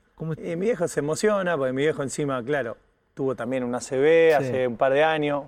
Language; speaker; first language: Spanish; native; Spanish